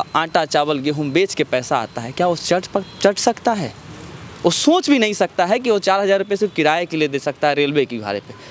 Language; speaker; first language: Hindi; native; Hindi